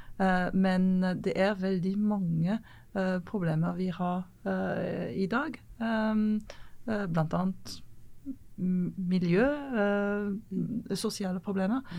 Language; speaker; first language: Norwegian; non-native, fluent; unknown